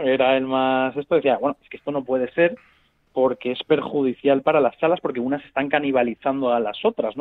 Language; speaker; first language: Spanish; native; Spanish